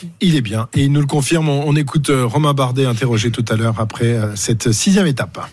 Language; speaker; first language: French; native; French